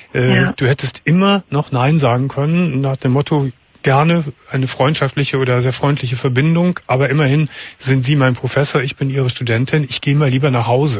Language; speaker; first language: German; native; German